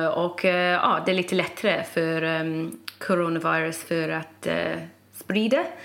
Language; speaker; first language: Swedish; non-native, fluent; English